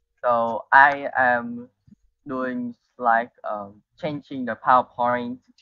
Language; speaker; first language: English; non-native, learner; Vietnamese